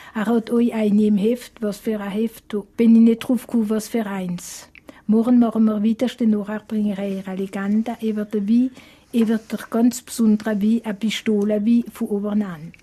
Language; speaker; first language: German; non-native, local second language; Swiss German